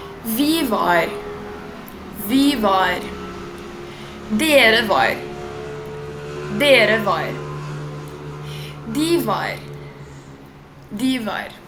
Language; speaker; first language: Norwegian; non-native, fluent; Portuguese